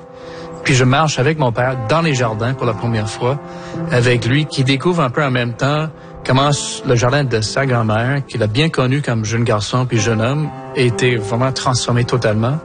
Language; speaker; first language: French; native; French